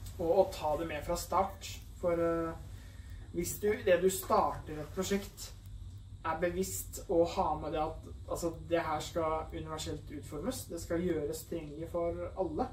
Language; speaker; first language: Norwegian; native; Norwegian